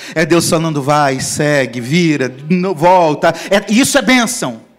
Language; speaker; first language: Portuguese; native; Portuguese